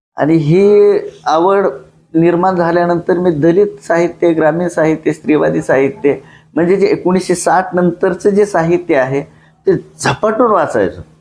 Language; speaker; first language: Marathi; non-native, local second language; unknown